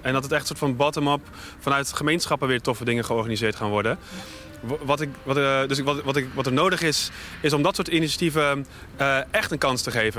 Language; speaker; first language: Dutch; native; Dutch